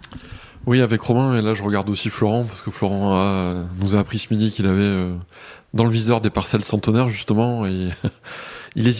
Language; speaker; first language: French; native; French